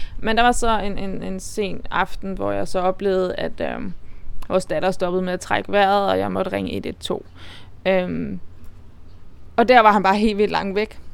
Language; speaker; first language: Danish; native; Danish